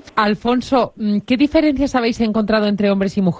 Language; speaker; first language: Spanish; native; Spanish